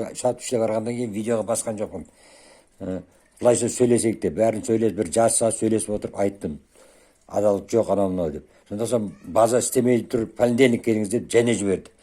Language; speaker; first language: Kazakh; non-native, local second language; Uzbek